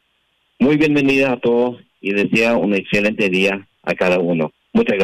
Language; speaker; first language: Spanish; non-native, local second language; Portuguese